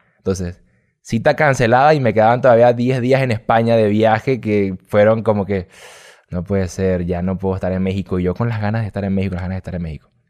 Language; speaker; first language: Spanish; native; Spanish